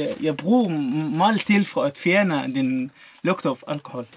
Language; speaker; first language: Norwegian; non-native, learner; Arabic